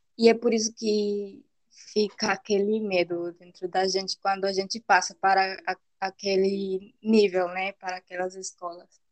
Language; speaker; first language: Portuguese; non-native, fluent; Spanish